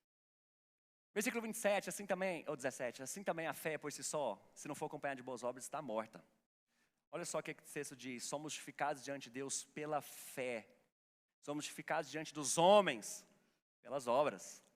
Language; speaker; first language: Portuguese; native; Portuguese